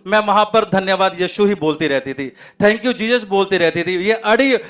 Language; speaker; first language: Hindi; native; Hindi